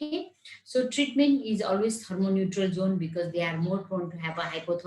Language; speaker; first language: English; non-native, local second language; Nepali